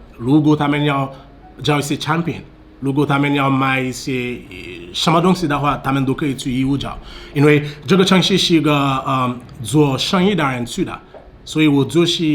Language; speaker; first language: Chinese; non-native, fluent; Haitian Creole